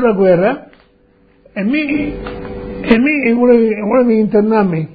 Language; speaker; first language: Italian; non-native, local second language; Friulian